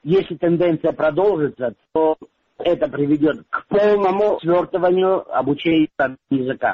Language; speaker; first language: Russian; non-native, local second language; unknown